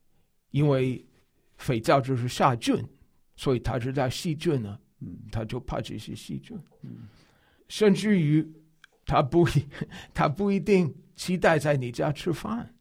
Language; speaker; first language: Chinese; non-native, fluent; English